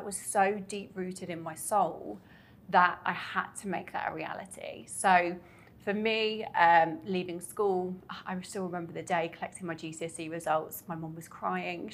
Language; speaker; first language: English; native; English